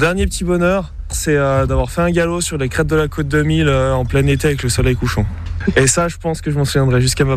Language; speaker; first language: French; native; French